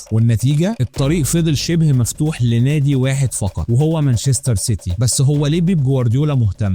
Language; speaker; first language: Arabic; native; Arabic